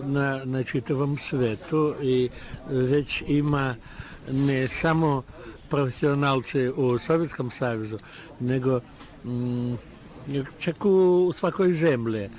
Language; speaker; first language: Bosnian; non-native, learner; Russian